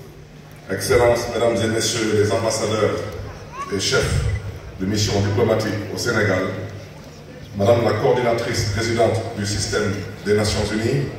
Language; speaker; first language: French; non-native, local second language; Wolof